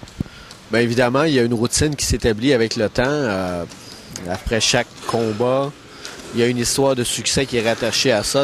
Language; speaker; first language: French; native; French